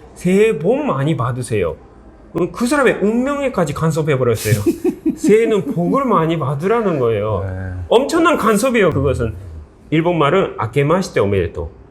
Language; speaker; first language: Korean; non-native, fluent; Japanese